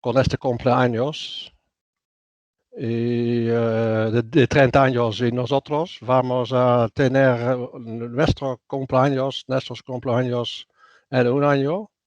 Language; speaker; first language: Spanish; non-native, fluent; Dutch